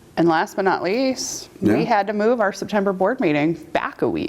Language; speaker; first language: English; native; English